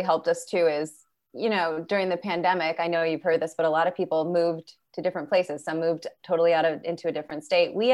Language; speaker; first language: English; native; English